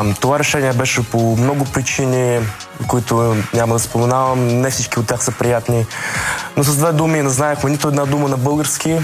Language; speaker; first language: Bulgarian; early bilingual, other home language; Russian